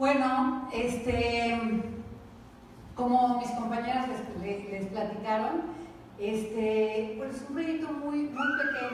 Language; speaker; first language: Spanish; native; Spanish